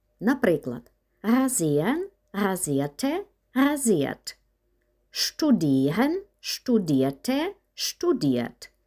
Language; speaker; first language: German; non-native, fluent; Ukrainian